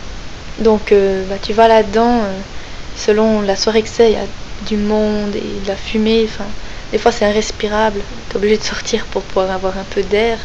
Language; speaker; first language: French; native; French